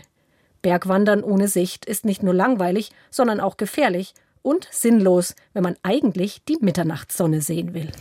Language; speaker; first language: German; native; German